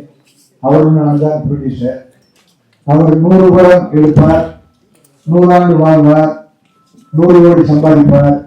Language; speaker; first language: Tamil; native; Tamil